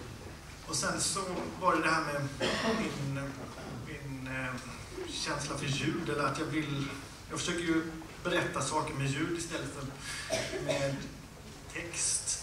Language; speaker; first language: Swedish; native; Swedish